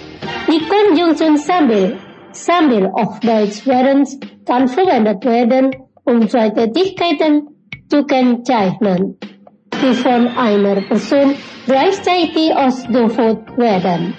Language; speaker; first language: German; non-native, learner; Indonesian